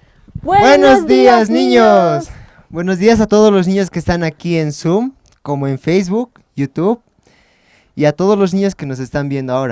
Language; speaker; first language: Spanish; native; Spanish